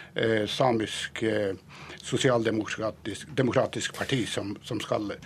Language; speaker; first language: Norwegian; native; Norwegian